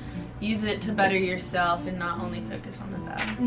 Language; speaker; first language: English; native; English